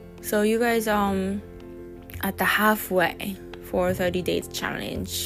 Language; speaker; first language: English; non-native, fluent; Japanese